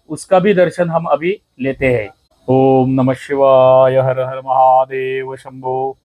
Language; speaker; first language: Hindi; non-native, local second language; Marathi